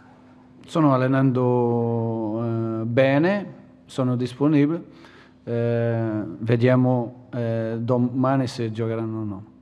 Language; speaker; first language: Italian; non-native, fluent; Portuguese